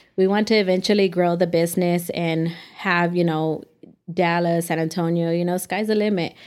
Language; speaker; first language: English; native; English